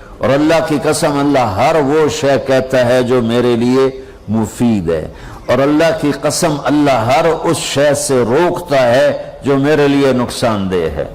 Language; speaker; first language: Urdu; non-native, local second language; Punjabi